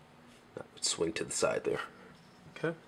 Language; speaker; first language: English; native; English